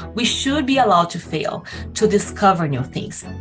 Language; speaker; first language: English; non-native, fluent; Portuguese